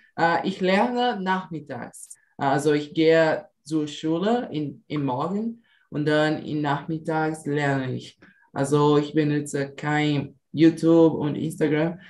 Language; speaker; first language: German; non-native, learner; Portuguese